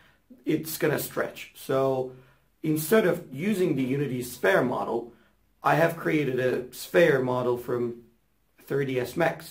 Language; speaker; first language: English; non-native, fluent; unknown